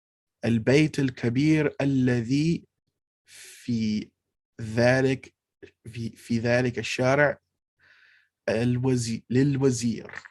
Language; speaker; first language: Arabic; non-native, fluent; English